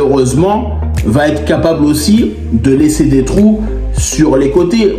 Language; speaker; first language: French; native; French